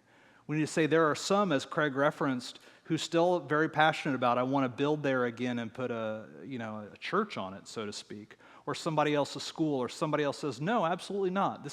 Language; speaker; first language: English; native; English